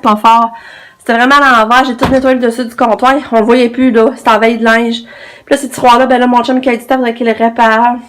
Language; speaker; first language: French; native; French